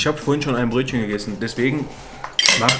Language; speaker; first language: German; native; German